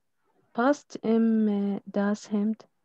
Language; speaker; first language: German; non-native, learner; Arabic